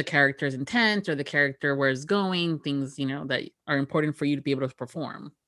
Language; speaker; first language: English; early bilingual, other home language; Spanish